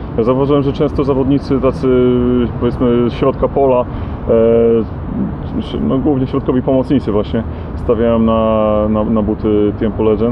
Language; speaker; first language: Polish; native; Polish